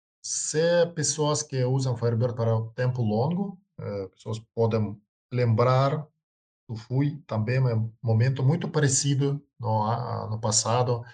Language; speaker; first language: Portuguese; non-native, learner; Russian